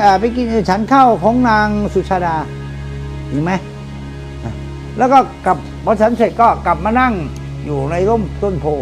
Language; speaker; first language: Thai; native; Thai